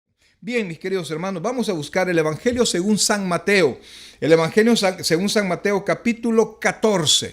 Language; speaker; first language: Spanish; native; Spanish